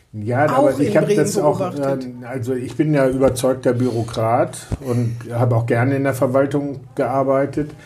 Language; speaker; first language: German; native; German